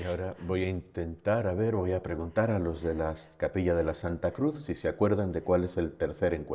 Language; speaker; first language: Spanish; native; Spanish